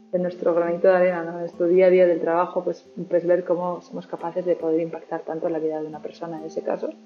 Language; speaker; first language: Spanish; native; Spanish